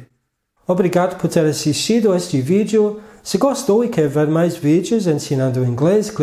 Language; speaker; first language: Portuguese; non-native, fluent; English